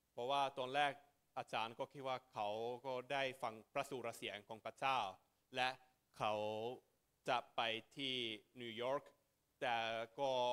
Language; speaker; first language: Thai; non-native, fluent; Finnish